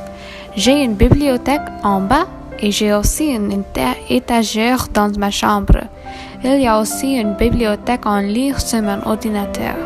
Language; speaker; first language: French; non-native, learner; English